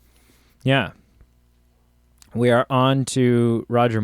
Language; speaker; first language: English; native; English